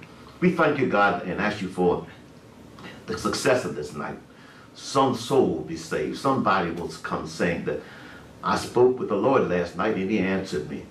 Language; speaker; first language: English; native; English